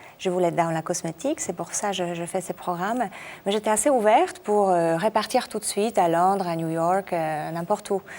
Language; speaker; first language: French; non-native, fluent; Polish